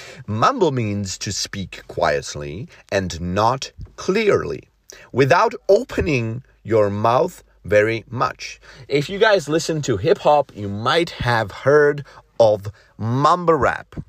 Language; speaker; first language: English; non-native, fluent; Czech